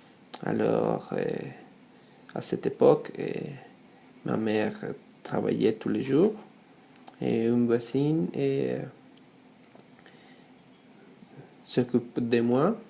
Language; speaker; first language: French; non-native, learner; Spanish